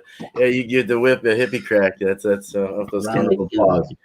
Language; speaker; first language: English; native; English